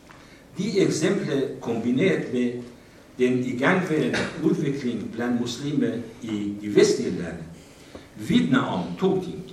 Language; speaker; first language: Danish; non-native, fluent; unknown